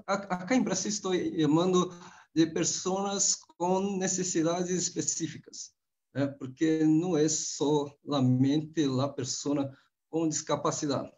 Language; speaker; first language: Spanish; non-native, fluent; Portuguese